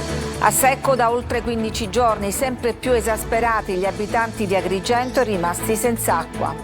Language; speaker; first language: Italian; native; Italian